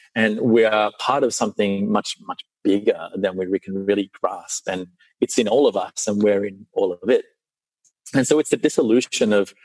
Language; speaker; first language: English; early bilingual, other home language; Sinhala